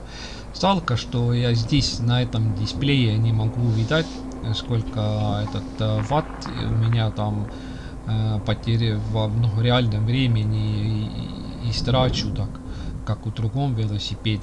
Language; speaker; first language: Russian; non-native, local second language; Estonian